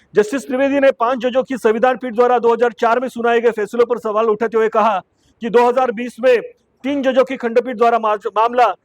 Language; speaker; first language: Hindi; non-native, local second language; Marathi